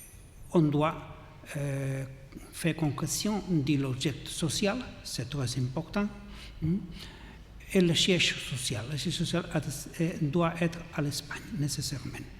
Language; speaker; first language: French; non-native, learner; Catalan